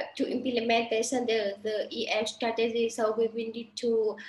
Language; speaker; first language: English; non-native, learner; Vietnamese